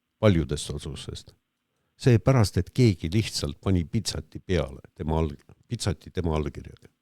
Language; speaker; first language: Estonian; non-native, local second language; Russian